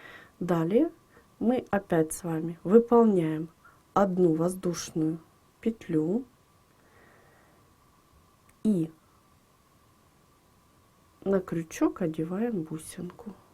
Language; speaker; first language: Russian; native; Russian